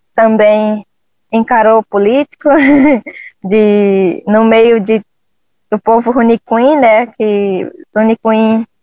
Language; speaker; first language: Portuguese; non-native, local second language; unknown